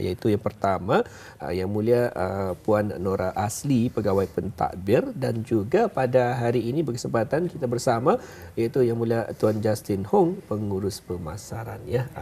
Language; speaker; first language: Malay; native; Malay